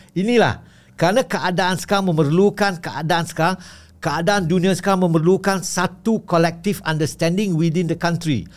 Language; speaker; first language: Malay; native; Malay